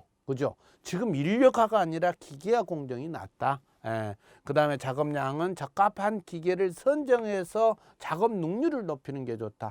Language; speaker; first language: Korean; native; Korean